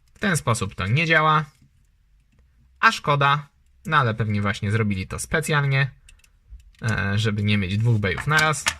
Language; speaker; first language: Polish; native; Polish